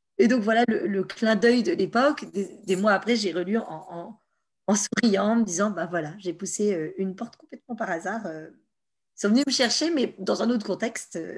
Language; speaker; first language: French; native; French